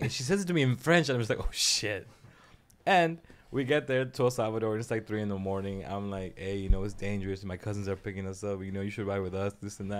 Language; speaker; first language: English; early bilingual, other home language; Spanish